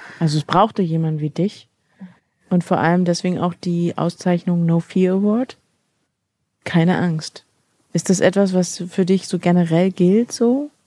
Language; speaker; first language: German; native; German